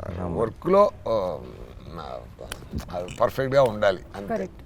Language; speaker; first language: Telugu; non-native, fluent; Tamil